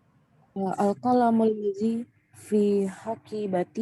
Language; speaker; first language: Arabic; non-native, learner; Indonesian